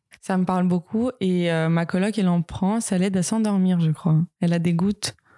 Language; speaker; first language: French; non-native, fluent; Russian